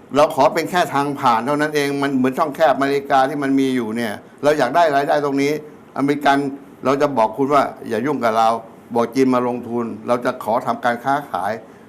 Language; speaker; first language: Thai; native; Thai